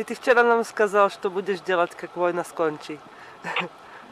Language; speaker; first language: Russian; non-native, learner; Slovak